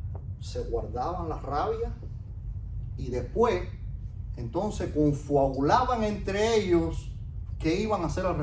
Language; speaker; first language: Spanish; native; Spanish